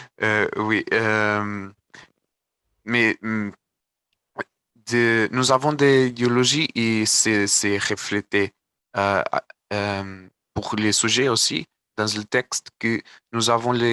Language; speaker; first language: French; non-native, learner; Portuguese